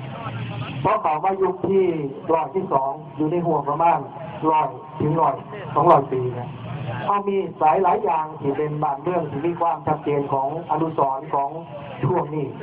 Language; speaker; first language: Thai; non-native, local second language; Lao